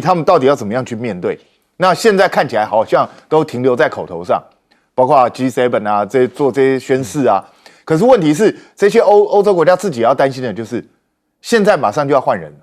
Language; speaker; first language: Chinese; native; Chinese